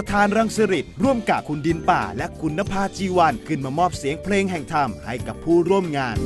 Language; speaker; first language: Thai; native; Thai